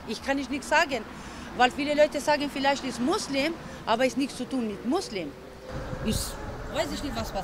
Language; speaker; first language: German; non-native, learner; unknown